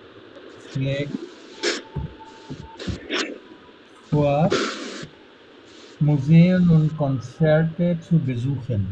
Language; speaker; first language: German; non-native, fluent; Bangla